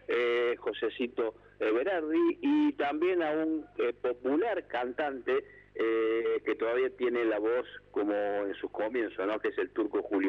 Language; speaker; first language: Spanish; native; Spanish